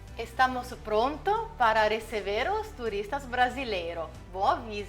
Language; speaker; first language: Portuguese; non-native, fluent; Italian